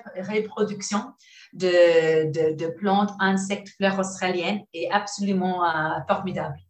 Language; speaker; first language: French; non-native, learner; English